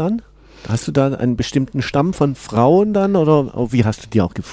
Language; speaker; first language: German; native; German